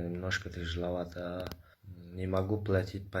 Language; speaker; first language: Russian; non-native, learner; Tajik